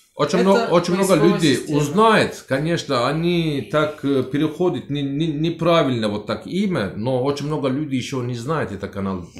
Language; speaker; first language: Russian; non-native, learner; Turkish